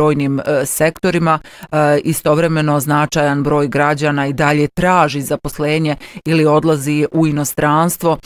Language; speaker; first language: Bosnian; native; Bosnian